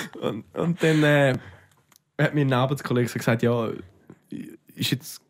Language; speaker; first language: German; native; German